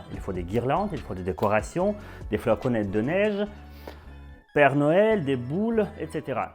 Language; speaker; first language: French; non-native, fluent; Russian